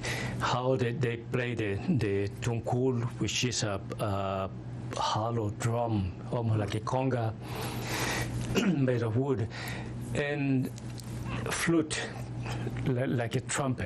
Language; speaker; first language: English; non-native, fluent; Spanish